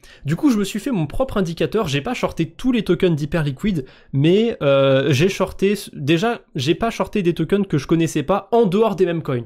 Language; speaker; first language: French; native; French